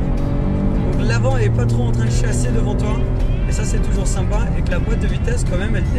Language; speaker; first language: French; native; French